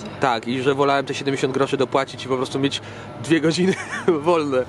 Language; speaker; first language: Polish; native; Polish